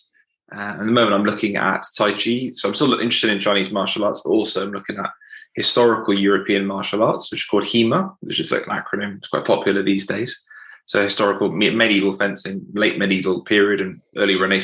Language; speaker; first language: English; native; English